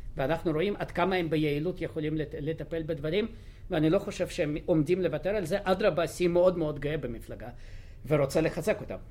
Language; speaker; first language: Hebrew; non-native, fluent; Russian